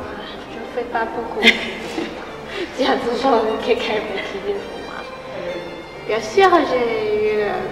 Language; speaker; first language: French; non-native, learner; Chinese